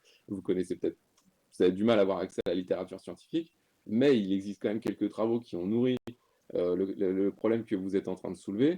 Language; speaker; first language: French; native; French